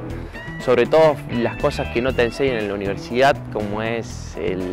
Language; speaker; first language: Spanish; native; Spanish